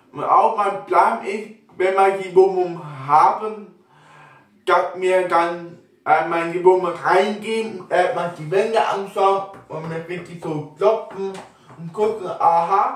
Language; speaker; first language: German; non-native, local second language; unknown